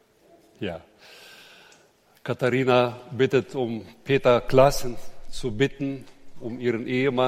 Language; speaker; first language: German; native; German